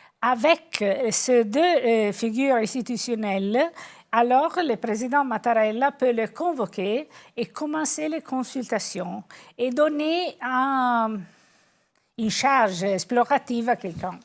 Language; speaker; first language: French; non-native, fluent; Italian